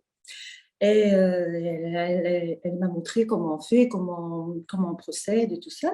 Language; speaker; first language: French; non-native, local second language; Arabic